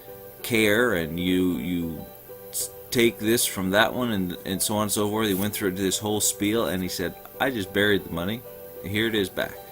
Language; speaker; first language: English; native; English